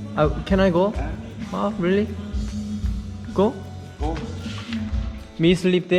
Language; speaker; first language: English; non-native, learner; Korean